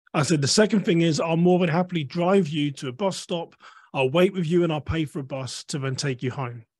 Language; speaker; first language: English; native; English